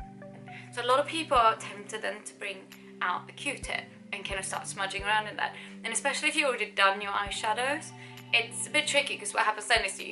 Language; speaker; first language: English; non-native, fluent; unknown